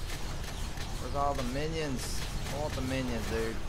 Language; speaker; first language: English; native; English